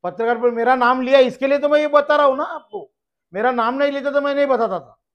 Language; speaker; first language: Hindi; non-native, local second language; Marathi